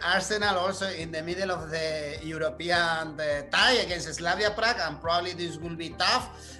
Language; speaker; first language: English; non-native, fluent; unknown